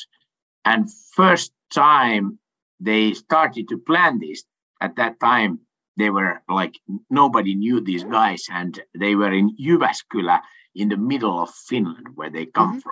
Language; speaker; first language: English; non-native, fluent; Swedish